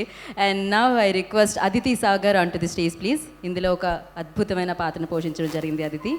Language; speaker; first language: Telugu; native; Telugu